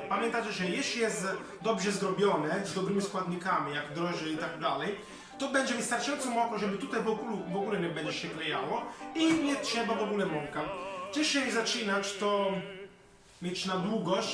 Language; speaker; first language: Polish; non-native, learner; Italian